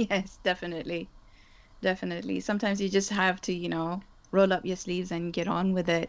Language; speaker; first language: English; non-native, local second language; Urdu